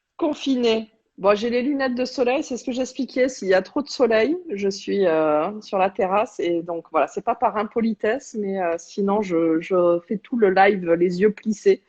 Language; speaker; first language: French; native; French